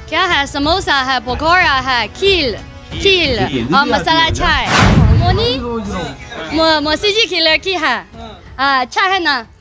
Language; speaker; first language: Hindi; non-native, learner; Chinese